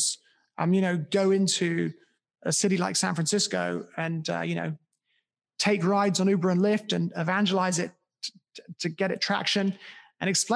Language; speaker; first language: English; native; English